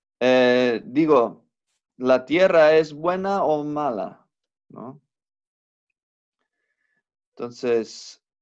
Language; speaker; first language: Spanish; non-native, fluent; English